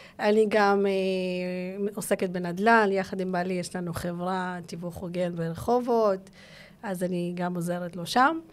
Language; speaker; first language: Hebrew; non-native, fluent; Russian